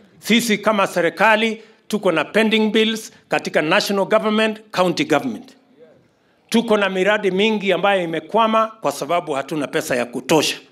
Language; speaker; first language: Swahili; non-native, local second language; Kalenjin